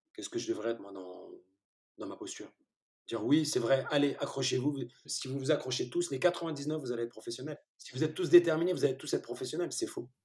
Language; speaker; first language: French; early bilingual, other home language; Turkish